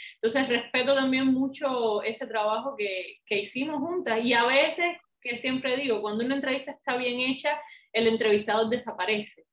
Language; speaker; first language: Spanish; native; Spanish